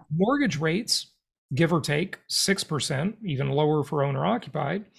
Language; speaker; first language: English; native; English